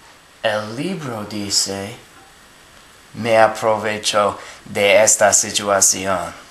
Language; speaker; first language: Spanish; non-native, learner; English